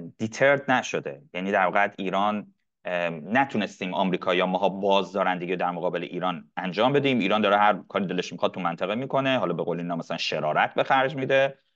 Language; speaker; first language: Persian; non-native, local second language; Arabic